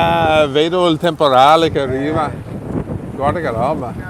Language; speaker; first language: Italian; non-native, fluent; English